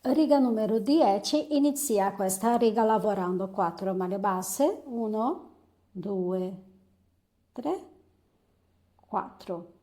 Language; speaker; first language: Italian; non-native, fluent; Portuguese